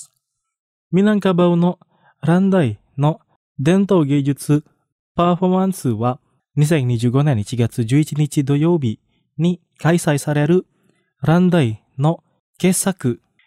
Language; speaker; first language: Japanese; non-native, fluent; Indonesian